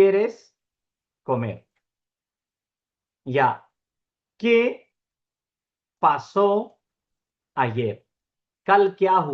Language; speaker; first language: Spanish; non-native, fluent; Urdu